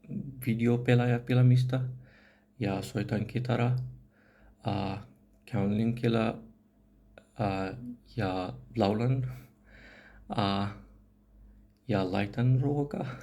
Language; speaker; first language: Finnish; non-native, learner; Arabic